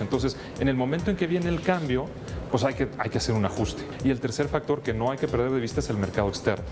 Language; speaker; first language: Spanish; native; Spanish